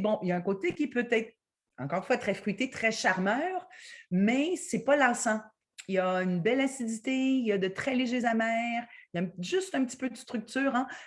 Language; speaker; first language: French; native; French